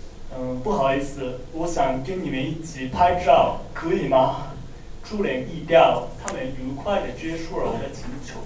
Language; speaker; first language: Chinese; non-native, learner; Japanese